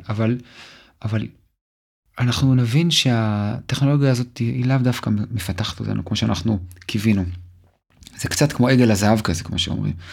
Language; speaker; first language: Hebrew; native; Hebrew